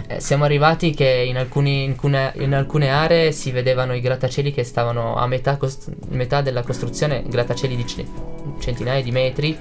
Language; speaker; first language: Italian; early bilingual, other home language; Arabic